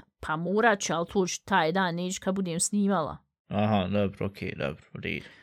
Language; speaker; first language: Bosnian; early bilingual, heritage; Bosnian